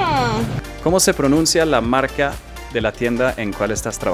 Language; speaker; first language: Spanish; non-native, fluent; English